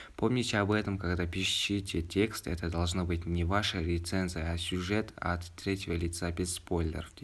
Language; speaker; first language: Russian; non-native, local second language; Kazakh